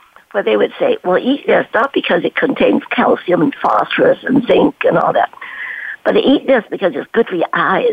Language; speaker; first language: English; native; English